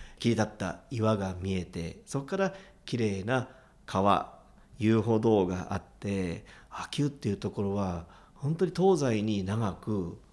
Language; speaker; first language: Japanese; native; Japanese